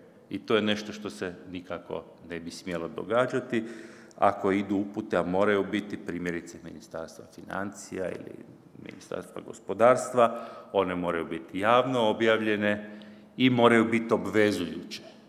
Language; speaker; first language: Croatian; native; Croatian